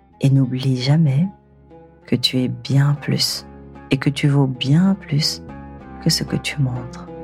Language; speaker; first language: French; native; French